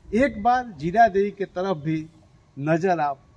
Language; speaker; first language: Hindi; native; Hindi